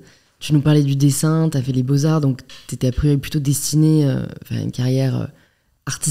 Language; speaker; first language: French; native; French